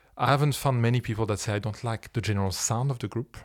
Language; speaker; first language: English; non-native, fluent; French